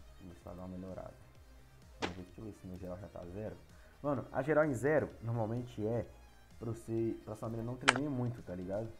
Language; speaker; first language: Portuguese; native; Portuguese